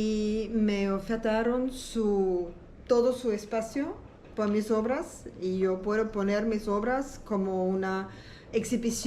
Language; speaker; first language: Spanish; non-native, learner; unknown